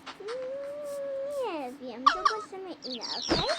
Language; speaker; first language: Polish; early bilingual, heritage; Polish